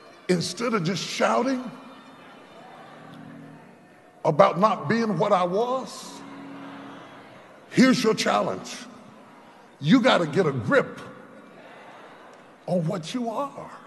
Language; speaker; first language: English; native; English